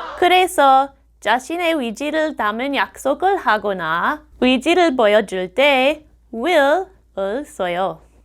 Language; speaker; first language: Korean; non-native, fluent; English